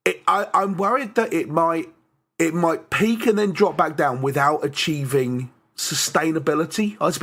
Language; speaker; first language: English; native; English